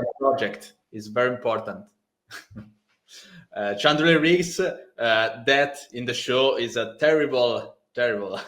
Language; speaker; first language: English; non-native, learner; Italian